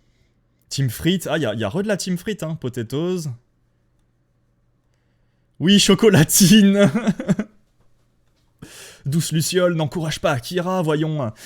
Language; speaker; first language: French; native; French